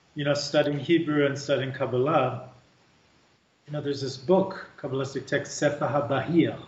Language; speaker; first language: English; native; English